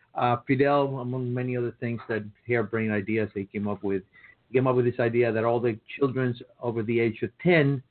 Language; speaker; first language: English; early bilingual, other home language; Spanish